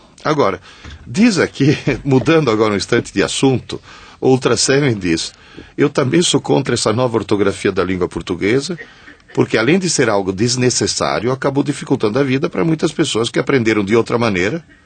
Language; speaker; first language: Portuguese; non-native, fluent; Italian